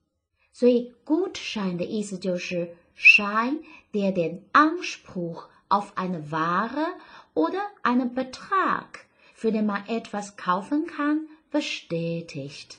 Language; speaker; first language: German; non-native, fluent; Chinese